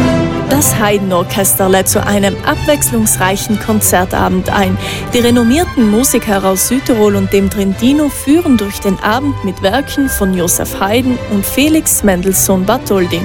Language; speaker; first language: German; native; German